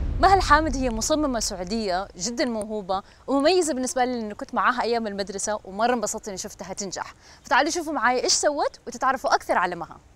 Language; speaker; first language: Arabic; native; Arabic